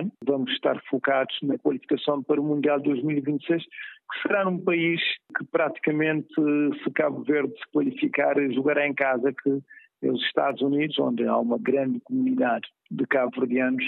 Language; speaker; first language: Portuguese; non-native, local second language; Kabuverdianu